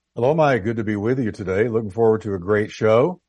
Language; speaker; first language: English; native; English